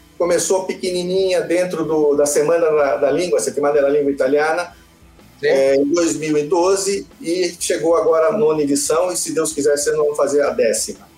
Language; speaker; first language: Portuguese; early bilingual, other home language; Italian